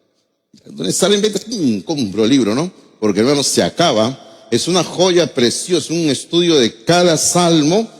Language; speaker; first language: Spanish; native; Spanish